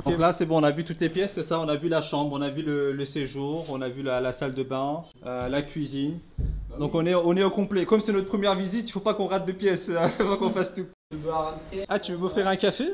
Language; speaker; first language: French; native; French